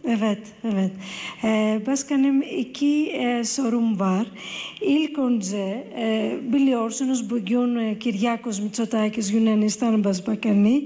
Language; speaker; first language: Turkish; non-native, fluent; Greek